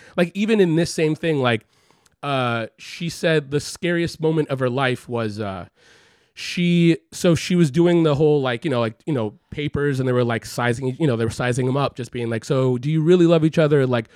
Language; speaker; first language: English; native; English